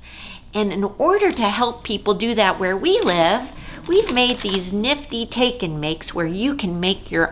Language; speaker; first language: English; native; English